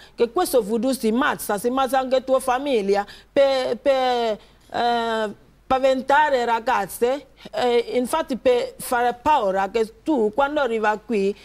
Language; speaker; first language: Italian; non-native, fluent; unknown